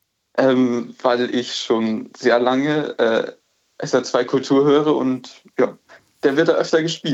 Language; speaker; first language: German; native; German